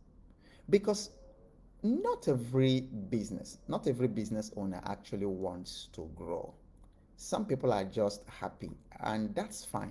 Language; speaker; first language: English; non-native, local second language; Igbo